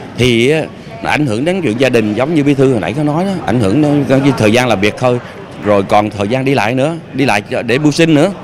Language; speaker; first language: Vietnamese; native; Vietnamese